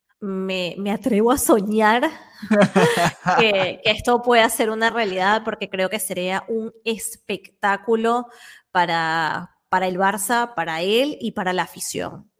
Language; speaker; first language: Spanish; native; Spanish